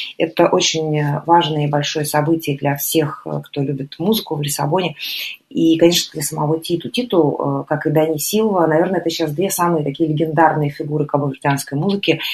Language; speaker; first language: Russian; native; Russian